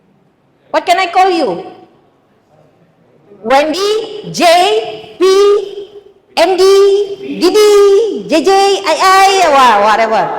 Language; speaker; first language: English; non-native, fluent; Indonesian